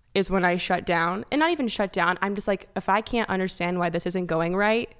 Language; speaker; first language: English; early bilingual, other home language; Italian